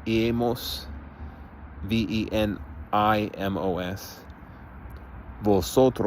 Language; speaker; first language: Spanish; non-native, learner; English